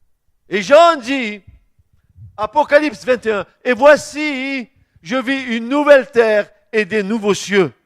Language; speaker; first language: French; native; French